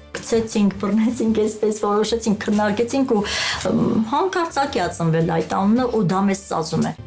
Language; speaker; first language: Armenian; native; Armenian